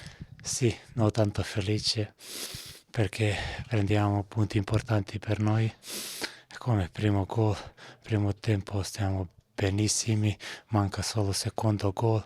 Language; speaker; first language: Italian; non-native, learner; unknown